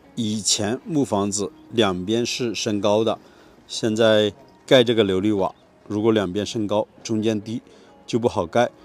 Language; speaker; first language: Chinese; native; Chinese